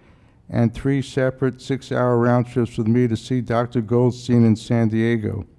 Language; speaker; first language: English; native; English